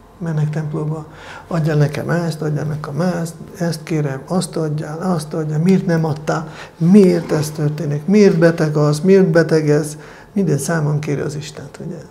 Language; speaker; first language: Hungarian; non-native, fluent; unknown